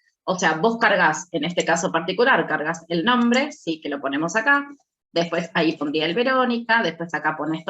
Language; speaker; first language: Spanish; native; Spanish